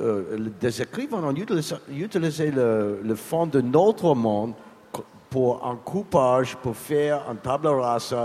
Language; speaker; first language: French; non-native, learner; English